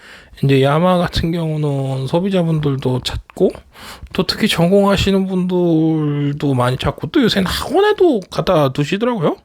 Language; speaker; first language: Korean; native; Korean